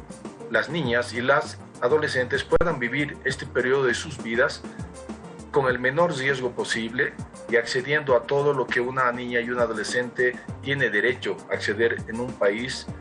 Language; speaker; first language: Spanish; native; Spanish